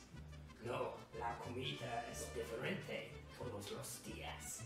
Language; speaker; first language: Spanish; non-native, learner; English